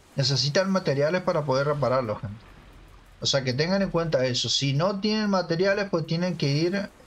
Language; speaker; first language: Spanish; native; Spanish